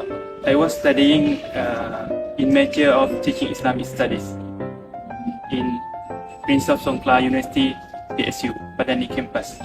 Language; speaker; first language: English; non-native, fluent; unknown